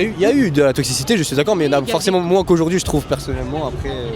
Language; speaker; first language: French; native; French